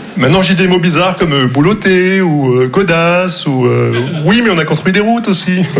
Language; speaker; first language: French; non-native, local second language; Arabic